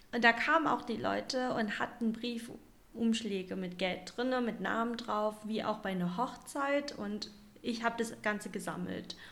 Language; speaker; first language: German; non-native, fluent; Vietnamese